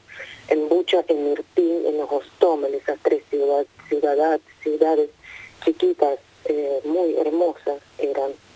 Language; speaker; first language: Spanish; non-native, fluent; Ukrainian